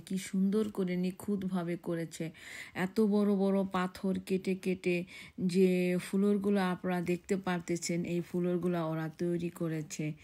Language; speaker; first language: Bangla; early bilingual, heritage; Bangla